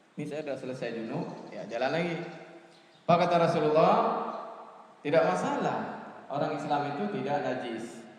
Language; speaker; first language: Malay; non-native, local second language; Achinese